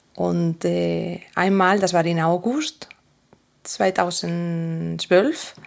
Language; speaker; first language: German; non-native, fluent; Spanish